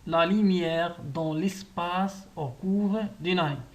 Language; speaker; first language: French; non-native, local second language; Arabic